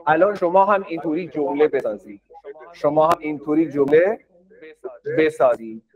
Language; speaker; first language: Persian; non-native, fluent; Urdu